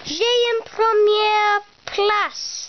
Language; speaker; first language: French; non-native, learner; English